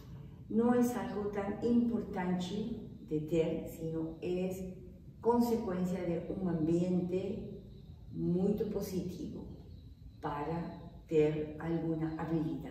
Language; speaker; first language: Portuguese; non-native, fluent; Spanish